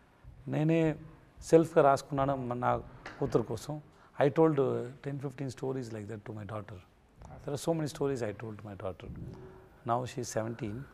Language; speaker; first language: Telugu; non-native, learner; Tamil